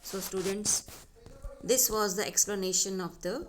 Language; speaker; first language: English; non-native, local second language; Punjabi